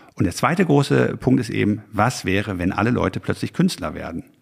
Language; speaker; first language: German; native; German